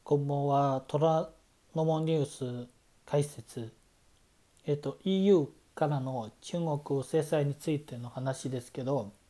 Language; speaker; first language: Japanese; non-native, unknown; Chinese